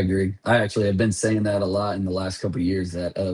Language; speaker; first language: English; native; English